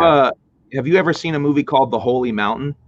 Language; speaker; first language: English; native; English